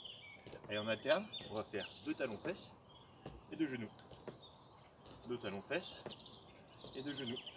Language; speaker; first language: French; native; French